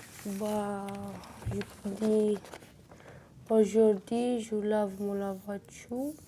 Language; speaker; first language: French; non-native, learner; Romanian